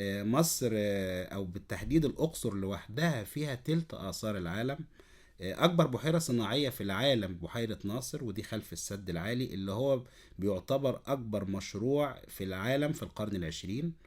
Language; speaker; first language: Arabic; native; Arabic